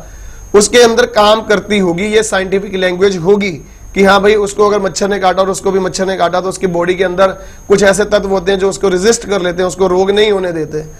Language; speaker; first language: Hindi; native; Hindi